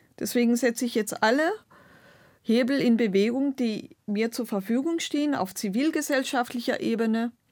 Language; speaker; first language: German; non-native, local second language; Romany